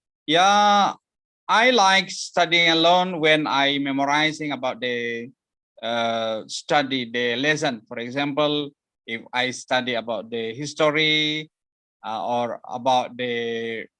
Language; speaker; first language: English; non-native, learner; Indonesian